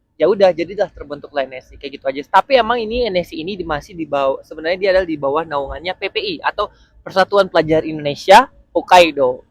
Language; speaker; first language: Indonesian; native; Indonesian